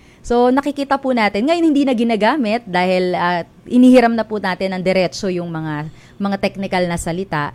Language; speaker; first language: Filipino; native; Filipino